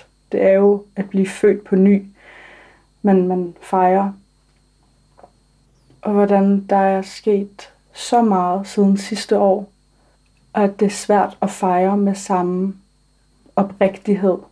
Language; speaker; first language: Danish; early bilingual, other home language; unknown